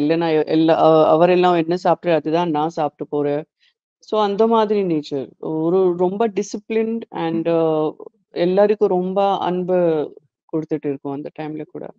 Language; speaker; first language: Tamil; non-native, fluent; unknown